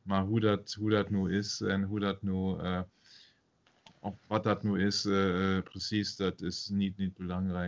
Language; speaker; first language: Dutch; non-native, fluent; German